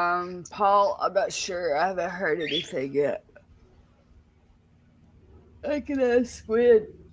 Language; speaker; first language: English; native; English